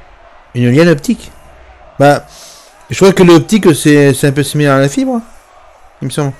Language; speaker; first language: French; native; French